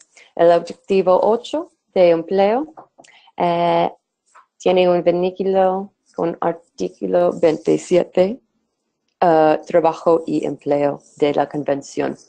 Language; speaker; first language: Spanish; non-native, fluent; English